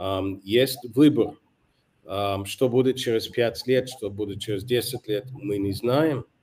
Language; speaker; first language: Russian; non-native, fluent; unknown